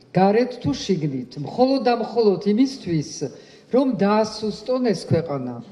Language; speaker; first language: Georgian; early bilingual, heritage; Georgian